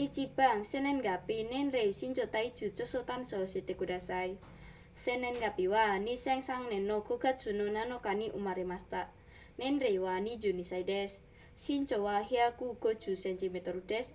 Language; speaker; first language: Japanese; non-native, learner; Indonesian